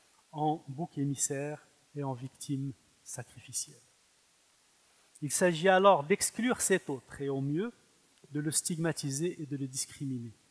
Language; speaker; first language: French; non-native, fluent; Arabic